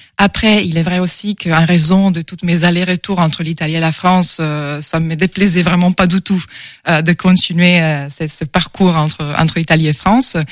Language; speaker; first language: French; non-native, fluent; Italian